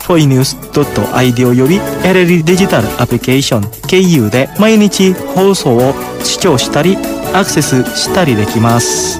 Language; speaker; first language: Japanese; non-native, fluent; Indonesian